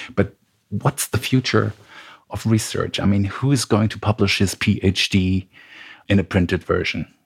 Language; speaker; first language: English; non-native, fluent; German